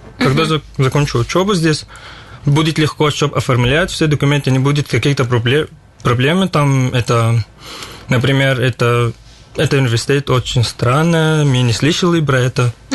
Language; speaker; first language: Russian; non-native, learner; Arabic